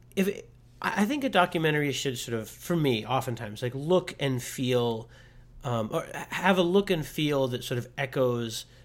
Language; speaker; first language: English; native; English